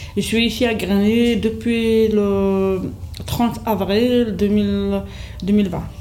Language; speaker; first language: French; non-native, local second language; Kabyle